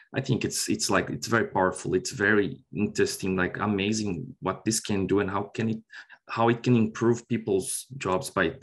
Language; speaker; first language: English; non-native, fluent; Portuguese